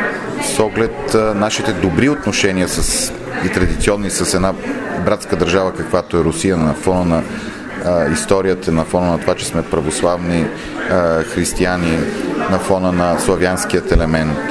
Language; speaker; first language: Bulgarian; native; Bulgarian